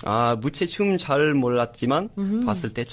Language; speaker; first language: Korean; non-native, learner; English